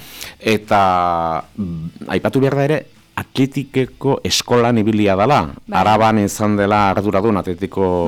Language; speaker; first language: Basque; native; Basque